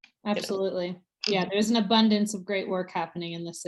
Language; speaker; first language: English; native; English